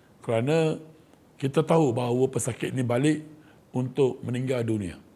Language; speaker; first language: Malay; non-native, local second language; Chinese